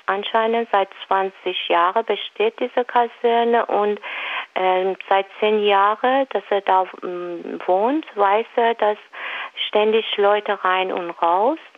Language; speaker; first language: German; non-native, fluent; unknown